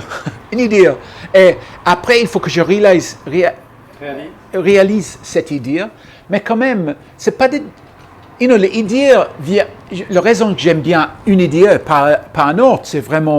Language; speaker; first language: French; non-native, fluent; English